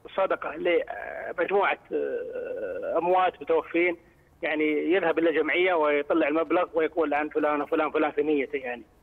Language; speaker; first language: Arabic; native; Arabic